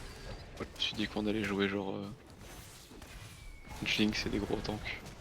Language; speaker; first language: French; native; French